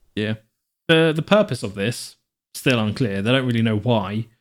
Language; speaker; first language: English; native; English